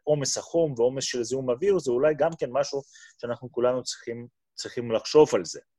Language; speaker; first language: Hebrew; non-native, fluent; Russian